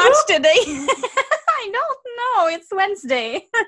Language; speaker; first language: English; non-native, fluent; French